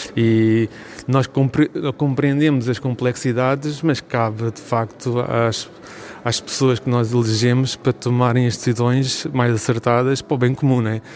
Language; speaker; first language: Portuguese; native; Portuguese